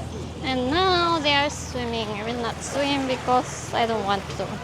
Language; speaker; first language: English; non-native, local second language; Filipino